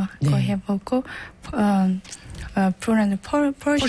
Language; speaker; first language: Korean; non-native, learner; Burmese